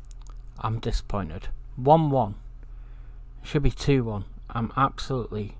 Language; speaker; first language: English; native; English